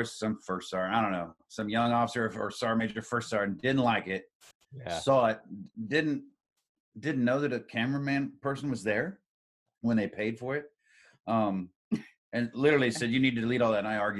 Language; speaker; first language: English; native; English